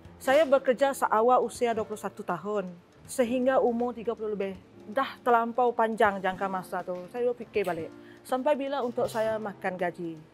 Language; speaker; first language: Malay; non-native, local second language; Iban